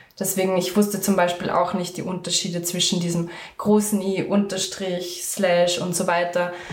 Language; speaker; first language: German; native; German